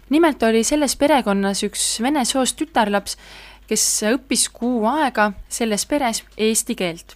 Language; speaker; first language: Estonian; native; Estonian